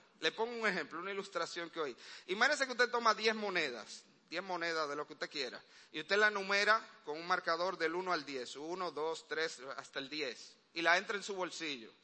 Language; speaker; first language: Spanish; native; Spanish